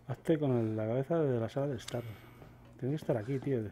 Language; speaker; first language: Spanish; native; Spanish